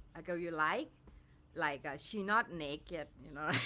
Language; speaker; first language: English; non-native, learner; Thai